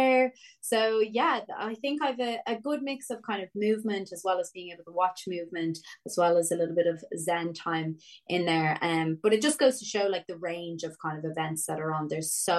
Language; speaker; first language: English; native; English